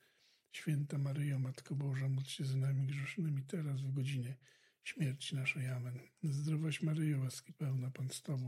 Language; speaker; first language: Polish; native; Polish